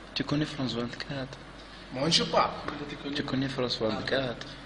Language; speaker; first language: French; non-native, local second language; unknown